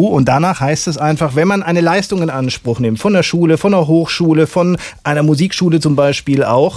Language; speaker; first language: German; native; German